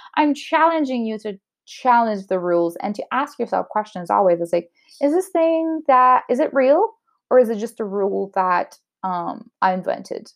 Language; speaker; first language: English; non-native, local second language; French